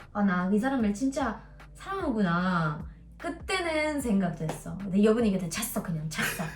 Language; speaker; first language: Korean; non-native, learner; Russian